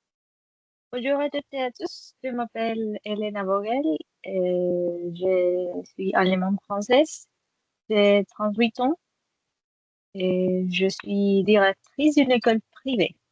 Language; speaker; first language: French; non-native, fluent; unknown